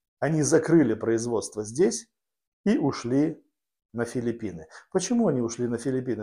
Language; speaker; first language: Russian; native; Russian